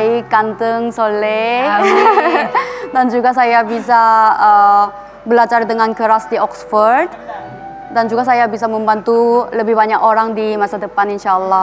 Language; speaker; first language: Indonesian; non-native, fluent; Korean